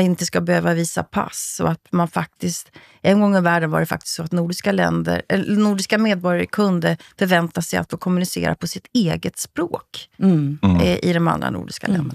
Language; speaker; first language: Swedish; native; Swedish